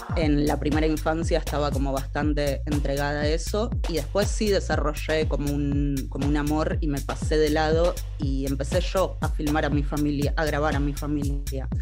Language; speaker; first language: Spanish; native; Spanish